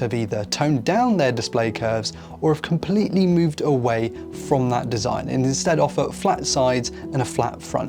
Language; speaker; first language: English; native; English